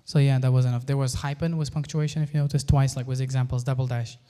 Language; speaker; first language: English; non-native, fluent; Uzbek